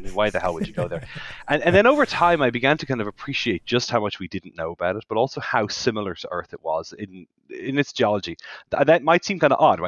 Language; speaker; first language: English; native; English